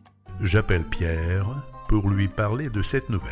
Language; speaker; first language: French; non-native, fluent; Russian